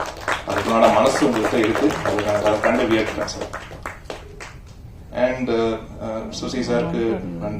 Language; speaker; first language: Tamil; native; Tamil